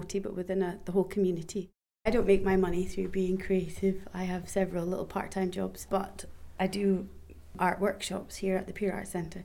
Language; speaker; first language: English; native; English